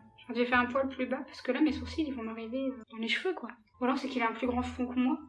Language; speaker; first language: French; native; French